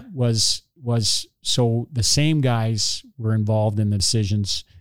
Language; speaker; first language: English; native; English